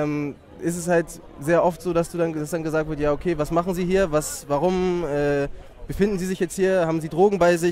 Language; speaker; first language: German; native; German